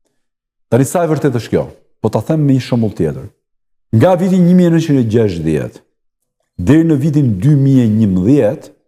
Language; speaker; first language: Albanian; native; Albanian